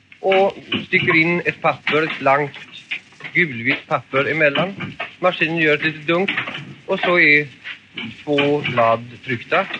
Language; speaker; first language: Swedish; native; Swedish